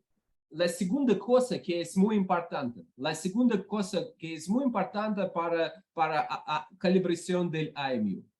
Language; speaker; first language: Spanish; non-native, learner; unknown